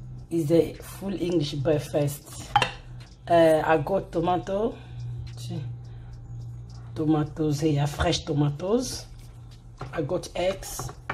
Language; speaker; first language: English; non-native, learner; Lingala